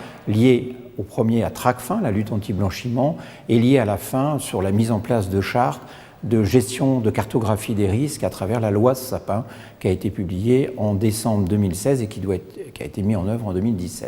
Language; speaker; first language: French; native; French